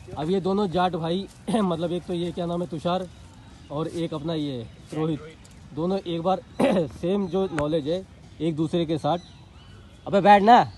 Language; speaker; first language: Hindi; non-native, local second language; Bangla